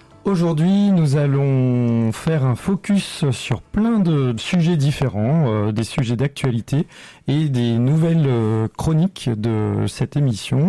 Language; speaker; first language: French; native; French